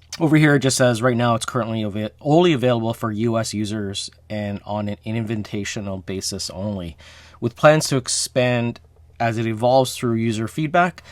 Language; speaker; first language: English; native; English